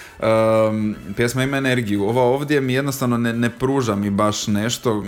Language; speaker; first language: Croatian; native; Croatian